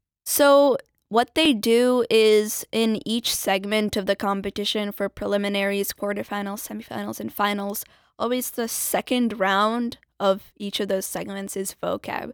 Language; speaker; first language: English; early bilingual, other home language; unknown